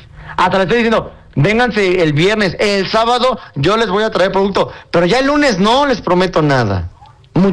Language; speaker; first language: Spanish; native; Spanish